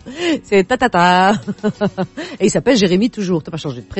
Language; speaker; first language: French; native; French